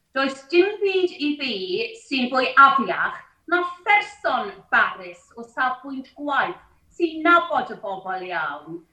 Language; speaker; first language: Welsh; non-native, local second language; English